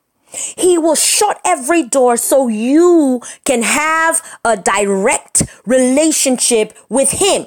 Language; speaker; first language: English; native; English